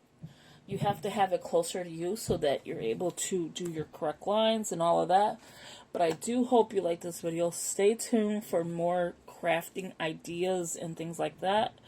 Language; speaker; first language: English; native; English